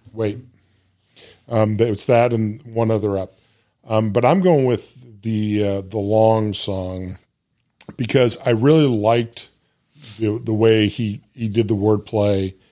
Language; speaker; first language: English; native; English